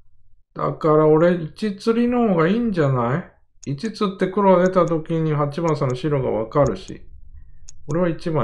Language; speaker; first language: Japanese; native; Japanese